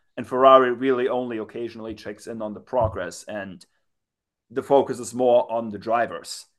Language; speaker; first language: English; non-native, fluent; German